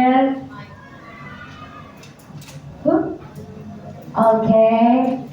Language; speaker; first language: English; non-native, learner; Indonesian